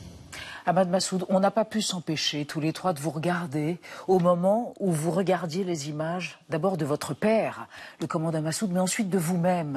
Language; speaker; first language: French; native; French